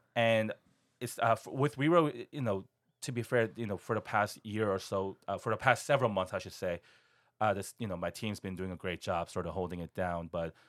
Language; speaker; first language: English; non-native, fluent; Korean